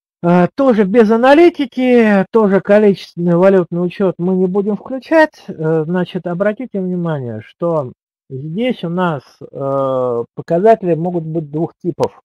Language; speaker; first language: Russian; native; Russian